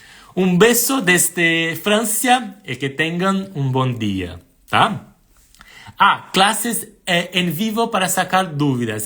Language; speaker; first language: Spanish; non-native, fluent; Portuguese